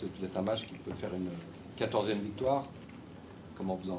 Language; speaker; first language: French; native; French